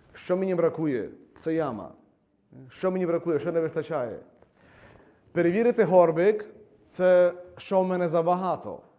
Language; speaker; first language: Ukrainian; native; Ukrainian